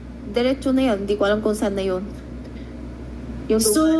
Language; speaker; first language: Filipino; non-native, learner; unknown